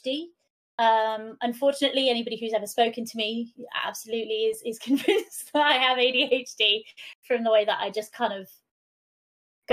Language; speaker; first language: English; non-native, local second language; Welsh